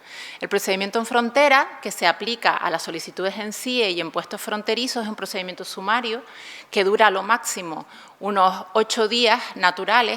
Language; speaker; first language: Spanish; native; Spanish